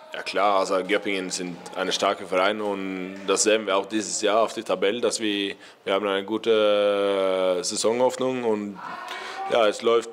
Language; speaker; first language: German; non-native, learner; Norwegian